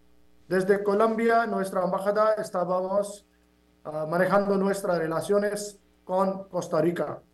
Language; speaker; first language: Spanish; non-native, fluent; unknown